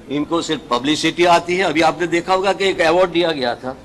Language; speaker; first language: Hindi; non-native, local second language; Gujarati